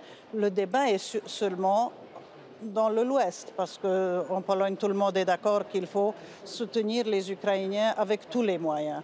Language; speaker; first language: French; non-native, fluent; Polish